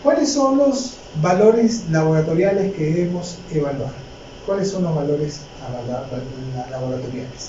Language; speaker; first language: Spanish; native; Spanish